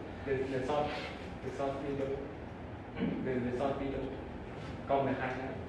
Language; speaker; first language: French; non-native, learner; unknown